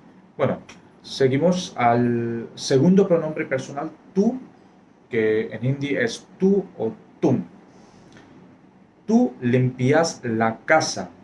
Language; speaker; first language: Spanish; non-native, fluent; Hindi